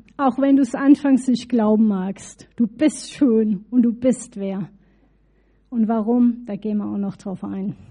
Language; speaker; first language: German; native; German